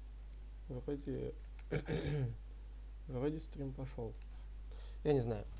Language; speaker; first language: Russian; native; Russian